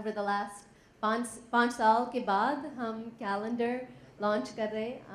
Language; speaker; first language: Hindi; non-native, learner; English